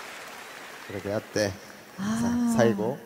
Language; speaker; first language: Japanese; non-native, fluent; Korean